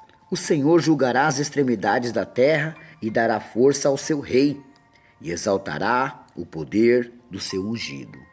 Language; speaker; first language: Portuguese; native; Portuguese